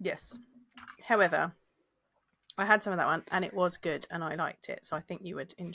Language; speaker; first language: English; native; English